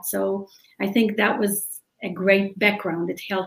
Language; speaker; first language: English; non-native, fluent; Hebrew